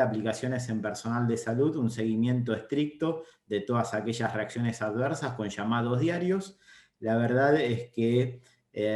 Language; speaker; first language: Spanish; native; Spanish